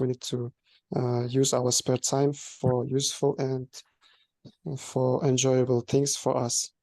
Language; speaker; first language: English; non-native, learner; Kazakh